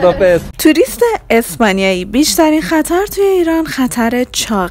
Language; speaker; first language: Persian; native; Persian